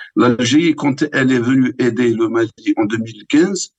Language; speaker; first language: French; non-native, local second language; Arabic